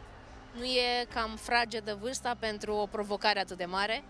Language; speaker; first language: Romanian; native; Romanian